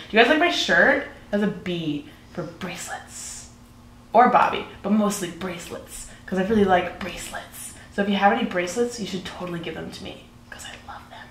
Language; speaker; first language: English; native; English